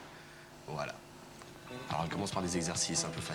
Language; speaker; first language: French; native; French